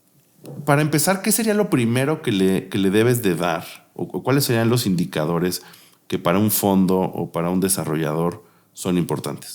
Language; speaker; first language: Spanish; native; Spanish